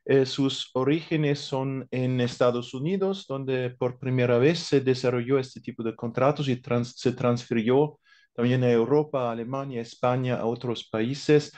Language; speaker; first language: Spanish; non-native, fluent; German